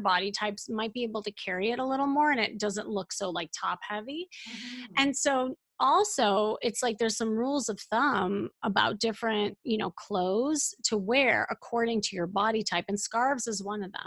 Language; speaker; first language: English; native; English